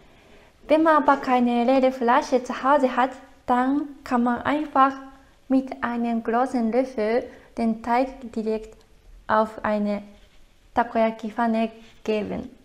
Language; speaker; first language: German; non-native, fluent; Japanese